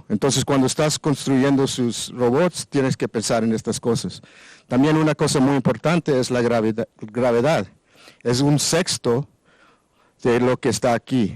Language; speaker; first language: Spanish; non-native, learner; English